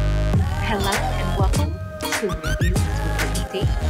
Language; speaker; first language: English; native; English